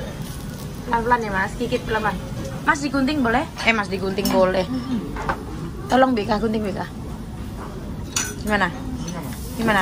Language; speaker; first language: Indonesian; non-native, local second language; Javanese